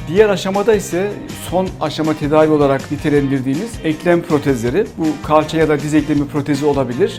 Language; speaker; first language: Turkish; native; Turkish